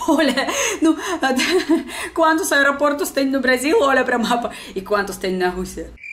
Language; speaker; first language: Portuguese; non-native, learner; Russian